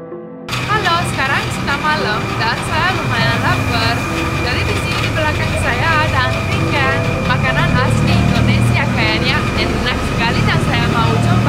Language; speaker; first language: Indonesian; non-native, fluent; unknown